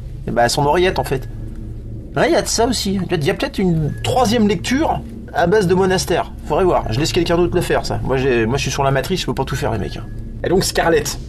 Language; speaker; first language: French; native; French